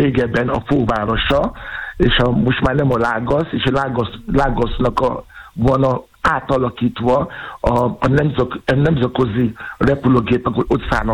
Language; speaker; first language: Hungarian; non-native, fluent; Yoruba